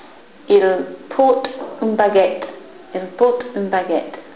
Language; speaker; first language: French; non-native, fluent; English